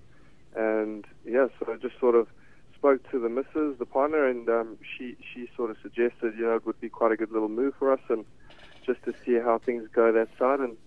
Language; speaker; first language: English; native; English